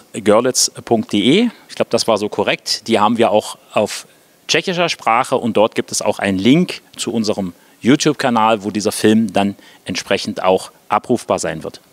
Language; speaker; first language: German; native; German